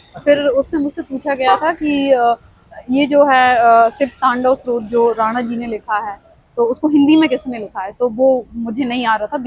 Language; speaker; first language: Hindi; native; Hindi